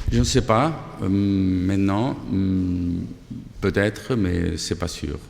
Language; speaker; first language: French; non-native, fluent; Catalan